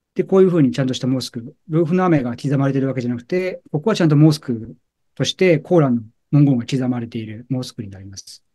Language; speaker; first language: Japanese; native; Japanese